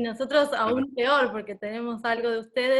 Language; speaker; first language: Spanish; native; Spanish